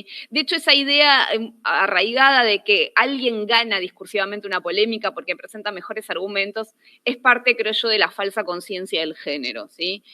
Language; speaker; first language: Spanish; native; Spanish